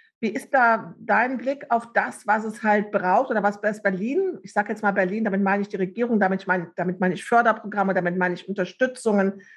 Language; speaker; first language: German; native; German